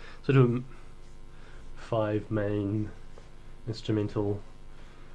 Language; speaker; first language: English; native; English